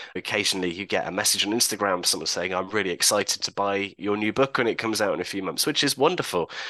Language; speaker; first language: English; native; English